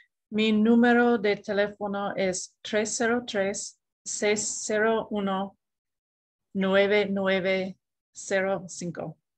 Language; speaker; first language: Spanish; non-native, learner; English